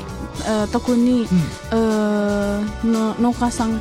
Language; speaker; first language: Japanese; non-native, learner; Indonesian